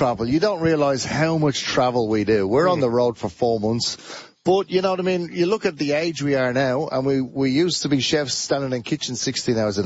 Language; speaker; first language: English; native; English